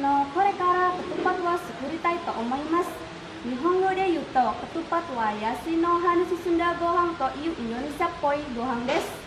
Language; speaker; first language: Japanese; non-native, learner; Indonesian